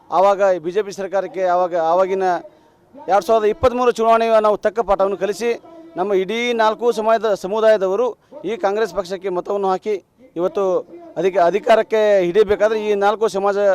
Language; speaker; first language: Kannada; non-native, local second language; Lambadi